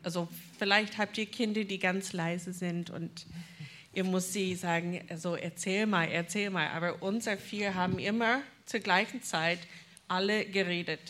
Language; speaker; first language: German; non-native, fluent; English